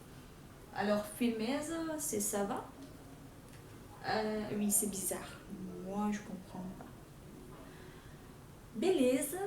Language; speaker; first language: French; non-native, fluent; Portuguese